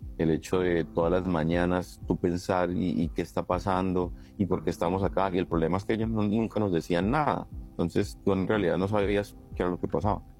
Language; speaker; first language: Spanish; native; Spanish